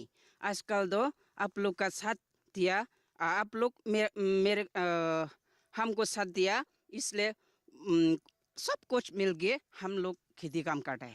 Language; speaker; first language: Hindi; non-native, local second language; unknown